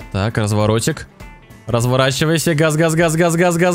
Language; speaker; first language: Russian; native; Russian